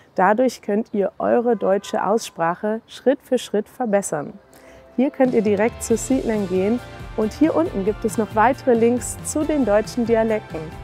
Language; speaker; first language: German; native; German